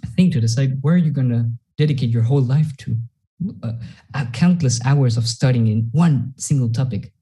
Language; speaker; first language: English; non-native, fluent; Spanish